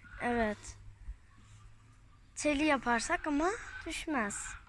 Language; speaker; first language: Turkish; early bilingual, heritage; Turkish